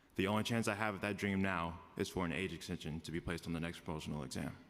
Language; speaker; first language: English; native; English